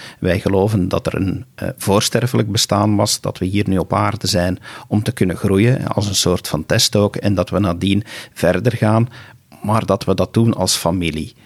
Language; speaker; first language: Dutch; native; Dutch